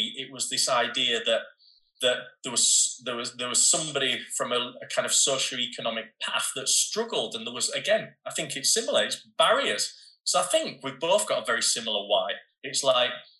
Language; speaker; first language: English; native; English